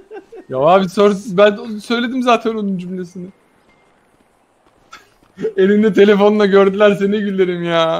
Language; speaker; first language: Turkish; native; Turkish